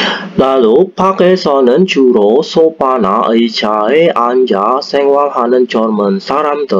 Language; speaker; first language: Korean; non-native, fluent; Indonesian